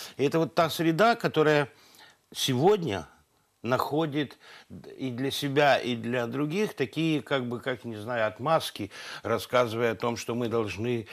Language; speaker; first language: Russian; native; Russian